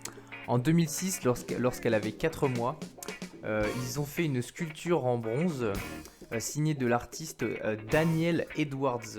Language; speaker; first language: French; native; French